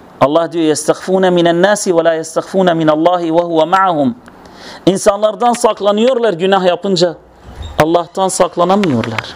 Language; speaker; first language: Turkish; non-native, fluent; Arabic